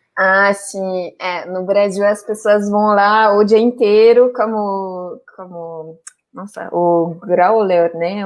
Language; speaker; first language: Portuguese; non-native, fluent; French